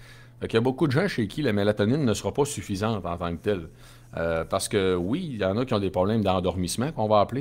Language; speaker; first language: French; native; French